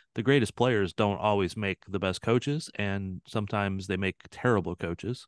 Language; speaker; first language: English; native; English